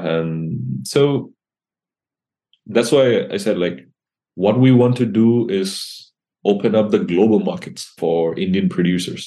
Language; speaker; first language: English; non-native, local second language; Assamese